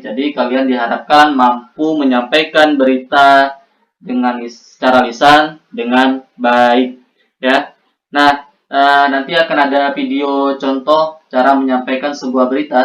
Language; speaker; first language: Indonesian; native; Indonesian